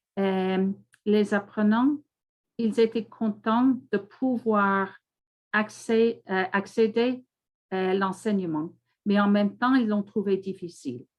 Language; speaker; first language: French; non-native, fluent; English